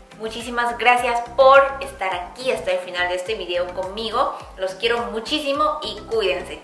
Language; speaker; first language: Spanish; non-native, fluent; Korean